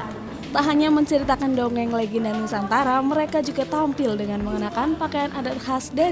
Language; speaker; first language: Indonesian; native; Indonesian